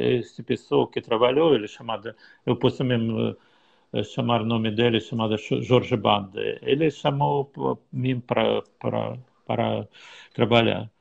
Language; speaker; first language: Portuguese; non-native, learner; Russian